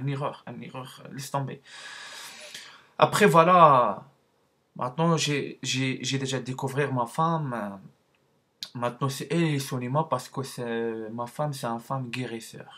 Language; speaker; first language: French; non-native, learner; Arabic